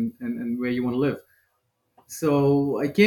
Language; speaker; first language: English; non-native, local second language; Hindi